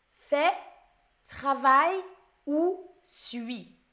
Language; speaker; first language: French; native; French